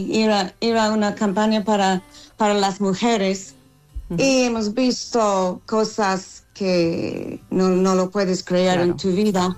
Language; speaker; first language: Spanish; non-native, fluent; English